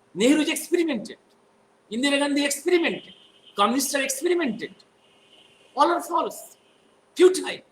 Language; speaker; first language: English; non-native, local second language; Bangla